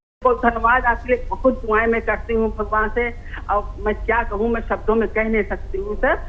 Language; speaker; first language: Hindi; native; Hindi